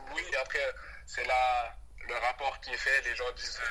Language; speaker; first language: French; early bilingual, other home language; Wolof